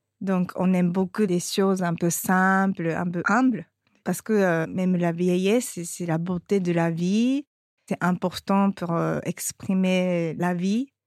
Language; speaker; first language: French; non-native, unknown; Japanese